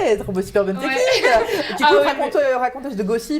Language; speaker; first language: French; native; French